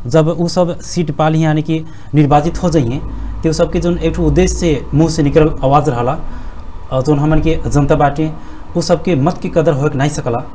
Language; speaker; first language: Bhojpuri; native; Bhojpuri